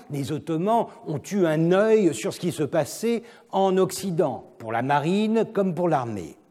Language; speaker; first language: French; non-native, fluent; Turkish